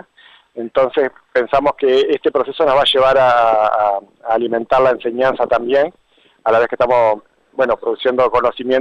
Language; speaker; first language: Spanish; native; Spanish